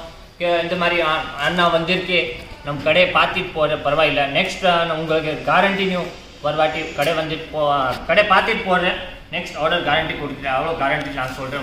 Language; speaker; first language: Tamil; non-native, learner; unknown